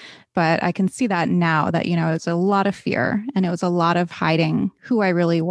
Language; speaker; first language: English; native; English